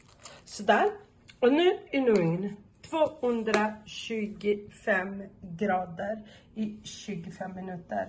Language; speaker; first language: Swedish; non-native, fluent; Portuguese